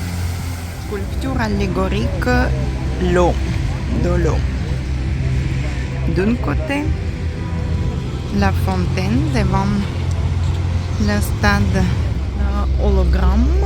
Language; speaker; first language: French; non-native, fluent; Russian